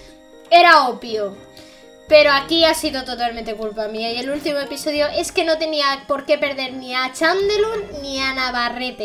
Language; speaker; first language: Spanish; native; Spanish